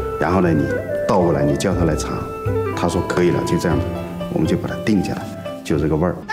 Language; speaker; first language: Chinese; non-native, local second language; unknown